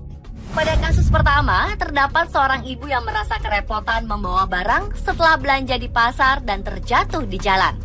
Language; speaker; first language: Indonesian; native; Indonesian